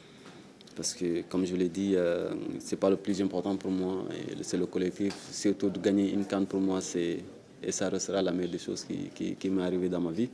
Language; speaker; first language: French; non-native, local second language; Wolof